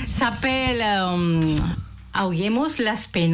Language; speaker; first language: French; non-native, fluent; Spanish